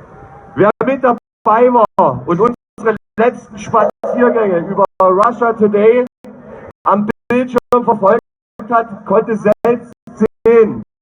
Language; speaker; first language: German; native; German